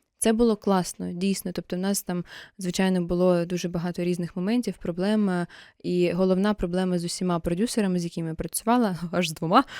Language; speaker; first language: Ukrainian; non-native, local second language; Russian